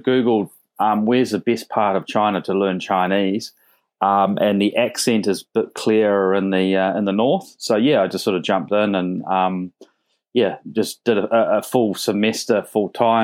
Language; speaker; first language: English; native; English